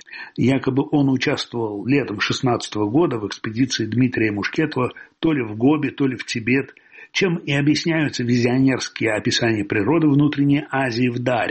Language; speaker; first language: Russian; native; Russian